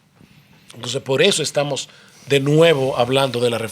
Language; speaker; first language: Spanish; native; Spanish